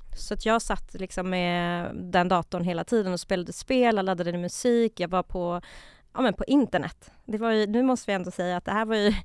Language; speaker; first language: Swedish; early bilingual, other home language; Kurdish